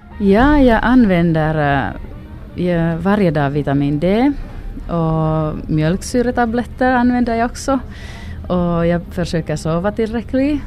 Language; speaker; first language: Swedish; non-native, local second language; Finnish